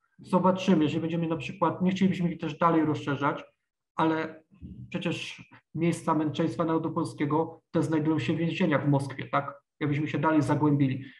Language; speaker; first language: Polish; native; Polish